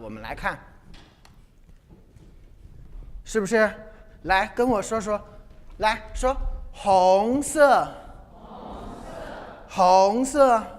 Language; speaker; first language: Chinese; non-native, fluent; English